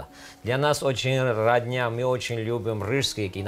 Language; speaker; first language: Russian; non-native, local second language; Armenian